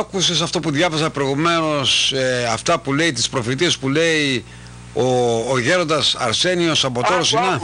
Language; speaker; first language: Greek; native; Greek